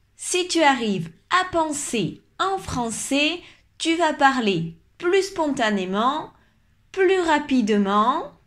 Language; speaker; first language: French; native; French